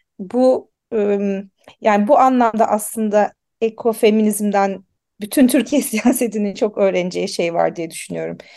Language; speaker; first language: Turkish; native; Turkish